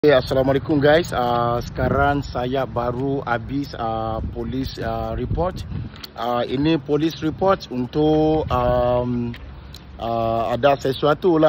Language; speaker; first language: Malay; non-native, fluent; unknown